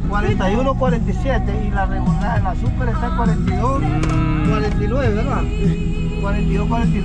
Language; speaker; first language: Spanish; native; Spanish